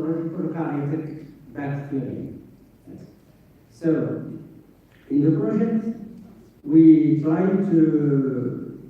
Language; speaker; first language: English; non-native, fluent; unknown